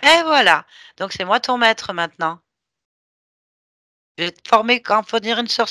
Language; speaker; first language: French; native; French